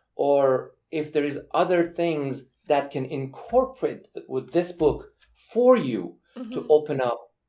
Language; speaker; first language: English; non-native, fluent; Persian